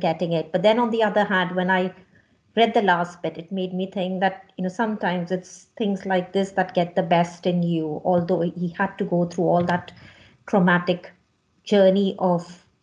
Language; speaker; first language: English; non-native, local second language; Hindi